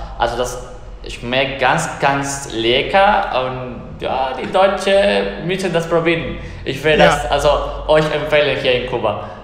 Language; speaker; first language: German; non-native, fluent; Spanish